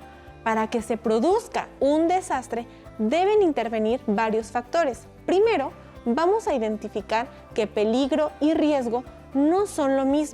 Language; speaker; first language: Spanish; native; Spanish